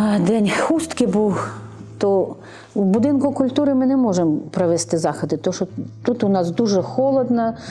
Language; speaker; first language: Ukrainian; native; Ukrainian